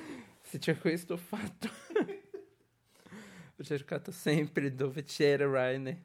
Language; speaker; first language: Italian; non-native, learner; Portuguese